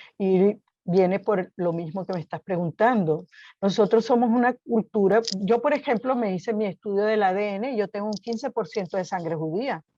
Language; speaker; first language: Spanish; native; Spanish